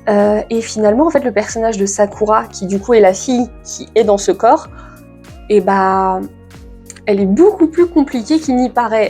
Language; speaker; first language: French; native; French